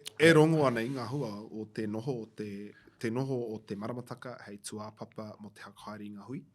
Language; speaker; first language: Māori; non-native, local second language; English